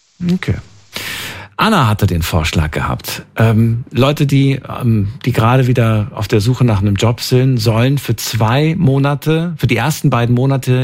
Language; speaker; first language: German; native; German